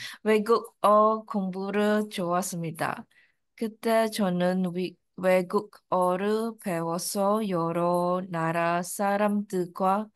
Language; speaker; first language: Korean; non-native, learner; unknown